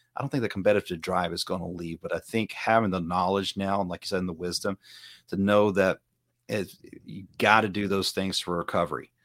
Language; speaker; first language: English; native; English